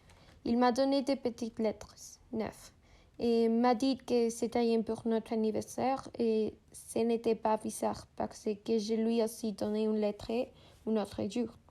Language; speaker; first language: French; non-native, learner; Spanish